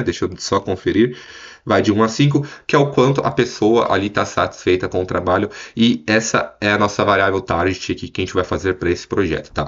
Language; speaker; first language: Portuguese; native; Portuguese